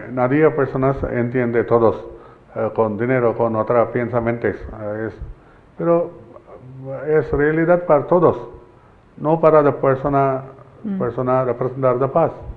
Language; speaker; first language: Spanish; non-native, learner; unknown